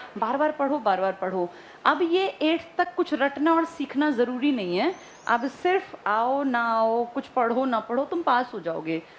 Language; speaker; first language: Hindi; native; Hindi